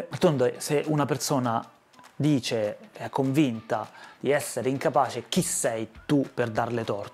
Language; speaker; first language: Italian; native; Italian